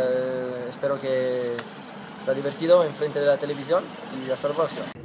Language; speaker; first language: Spanish; non-native, learner; German